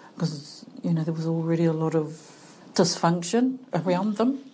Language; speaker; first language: English; native; English